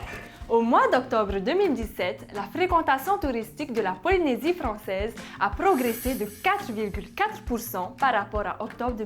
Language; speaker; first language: French; native; French